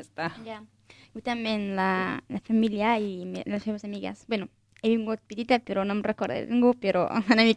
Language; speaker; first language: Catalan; early bilingual, other home language; Arabic